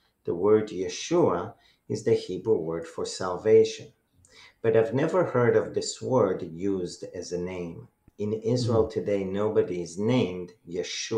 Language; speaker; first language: English; non-native, fluent; Hebrew